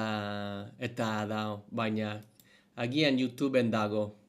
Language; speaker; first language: Basque; non-native, learner; English